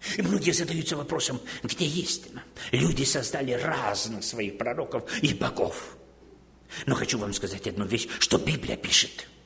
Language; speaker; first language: Russian; non-native, local second language; Romanian